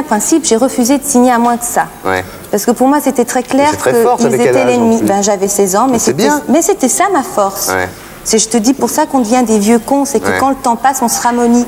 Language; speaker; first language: French; native; French